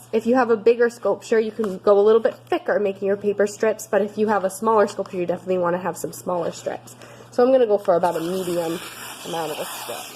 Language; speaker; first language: English; native; English